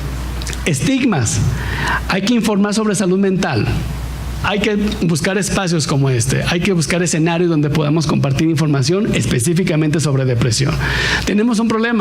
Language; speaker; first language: Spanish; native; Spanish